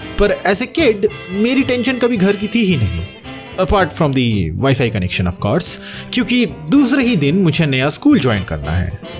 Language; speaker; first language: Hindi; non-native, local second language; Bangla